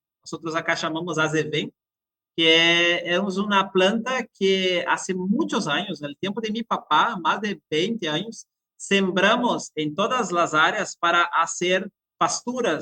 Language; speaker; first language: Spanish; non-native, fluent; Portuguese